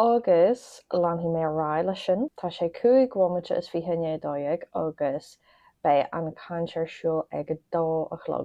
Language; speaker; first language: Irish; non-native, local second language; English